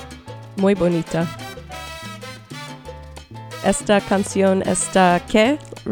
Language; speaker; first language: Spanish; early bilingual, heritage; Spanish